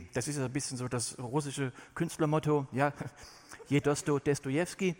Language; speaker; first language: German; native; German